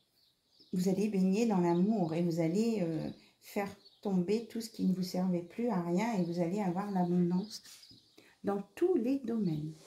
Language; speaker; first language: French; native; French